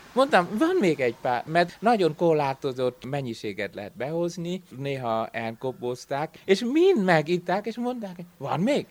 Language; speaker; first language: Hungarian; non-native, fluent; Vietnamese